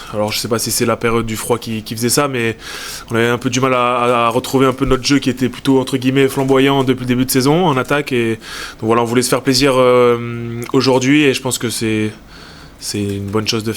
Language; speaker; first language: French; native; French